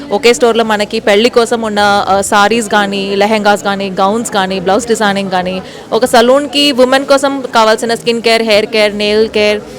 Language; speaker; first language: Telugu; native; Telugu